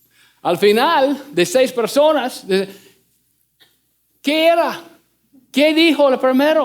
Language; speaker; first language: Spanish; non-native, fluent; English